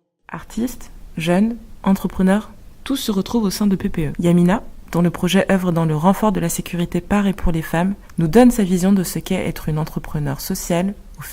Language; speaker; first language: French; native; French